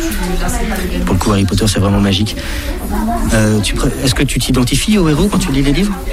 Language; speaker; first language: French; native; French